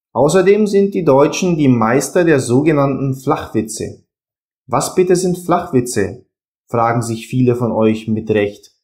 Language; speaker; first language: German; native; German